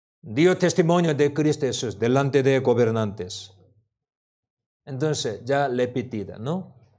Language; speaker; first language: Spanish; non-native, learner; Korean